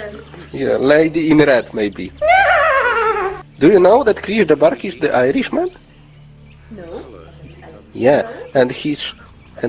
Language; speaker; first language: English; non-native, learner; Polish